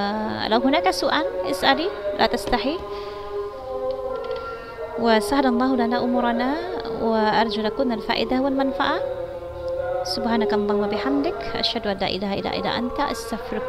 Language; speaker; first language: Arabic; non-native, fluent; Indonesian